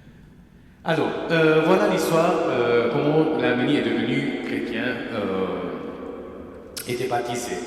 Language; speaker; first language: French; non-native, fluent; Armenian